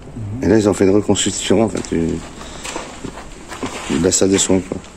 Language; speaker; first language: French; native; French